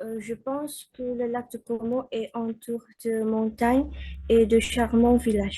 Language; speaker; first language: French; non-native, learner; Indonesian